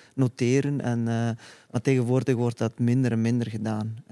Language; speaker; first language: Dutch; non-native, fluent; Icelandic